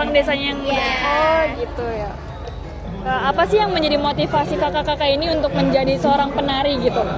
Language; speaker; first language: Indonesian; native; Indonesian